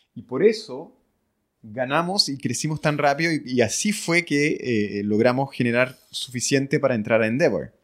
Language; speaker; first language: Spanish; early bilingual, other home language; French